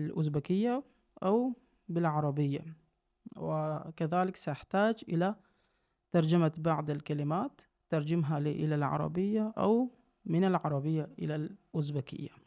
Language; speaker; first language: Arabic; non-native, fluent; Uzbek